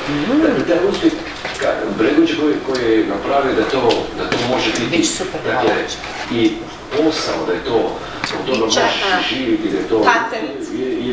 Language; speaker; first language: Croatian; native; Croatian